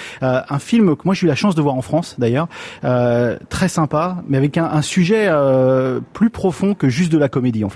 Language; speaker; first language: French; native; French